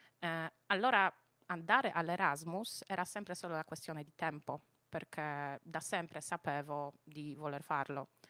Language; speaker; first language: Italian; non-native, fluent; Polish